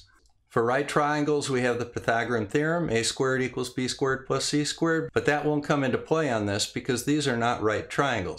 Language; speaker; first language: English; native; English